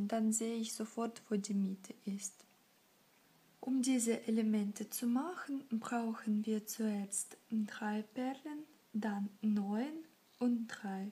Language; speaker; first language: German; non-native, fluent; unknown